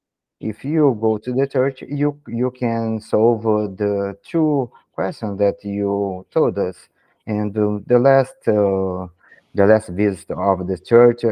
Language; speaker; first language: English; non-native, learner; Portuguese